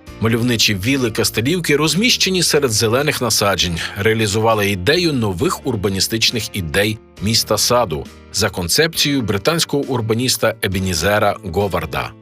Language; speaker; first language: Ukrainian; native; Ukrainian